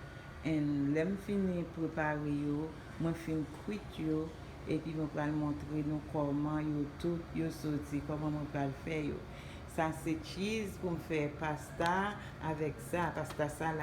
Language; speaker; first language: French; non-native, local second language; Haitian Creole